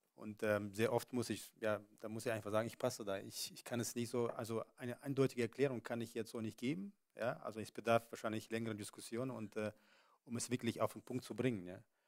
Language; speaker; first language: German; native; German